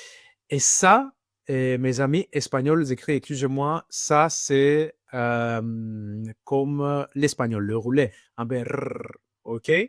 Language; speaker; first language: French; non-native, fluent; Greek